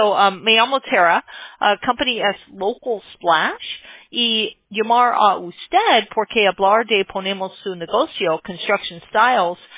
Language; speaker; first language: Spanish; non-native, learner; English